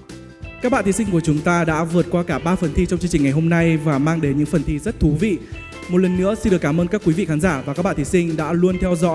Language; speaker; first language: Vietnamese; native; Vietnamese